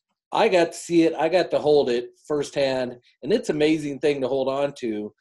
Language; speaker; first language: English; native; English